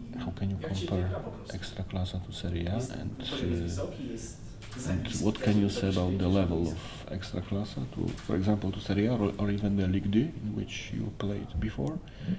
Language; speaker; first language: English; non-native, learner; Polish